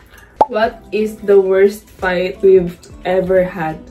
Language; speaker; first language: English; non-native, local second language; Filipino